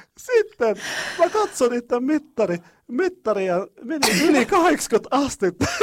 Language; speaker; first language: Finnish; non-native, learner; Arabic